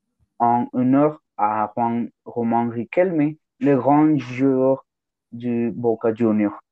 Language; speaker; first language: French; non-native, learner; Spanish